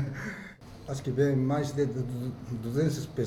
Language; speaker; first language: Portuguese; non-native, fluent; Japanese